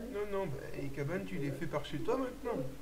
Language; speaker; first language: French; native; French